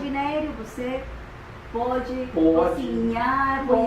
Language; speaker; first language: Portuguese; non-native, fluent; Spanish